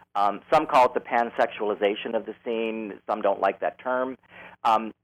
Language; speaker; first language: English; native; English